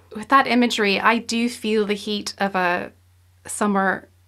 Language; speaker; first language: English; native; English